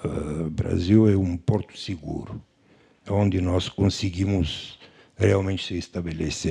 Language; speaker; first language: Portuguese; non-native, fluent; Bulgarian